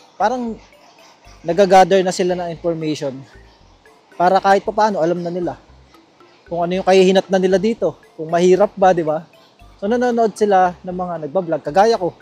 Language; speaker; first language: Filipino; native; Filipino